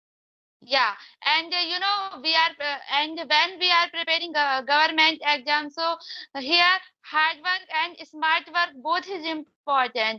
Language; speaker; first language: English; non-native, learner; Hindi